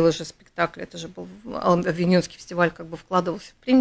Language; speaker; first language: Russian; native; Russian